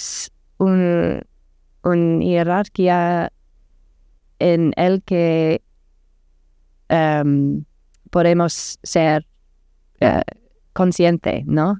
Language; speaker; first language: Spanish; non-native, learner; English